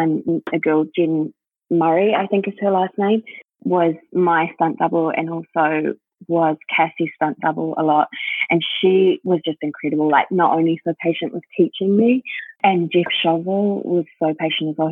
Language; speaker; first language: English; native; English